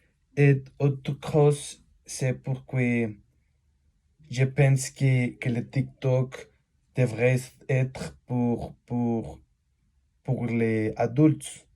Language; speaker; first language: French; non-native, learner; Spanish